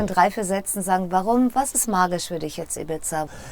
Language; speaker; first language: German; native; German